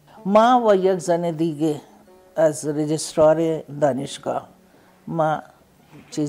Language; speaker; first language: Persian; non-native, fluent; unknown